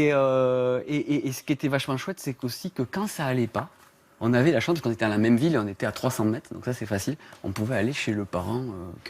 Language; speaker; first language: French; native; French